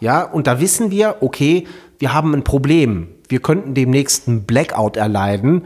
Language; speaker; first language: German; native; German